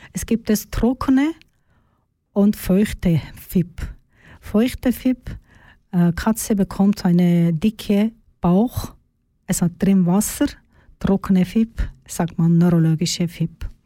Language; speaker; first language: German; non-native, learner; Turkish